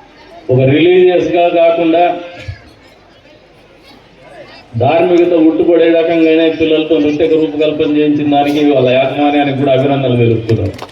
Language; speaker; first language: Telugu; native; Telugu